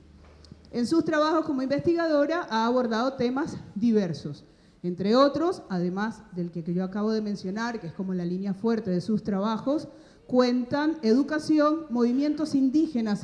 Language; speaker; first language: Spanish; native; Spanish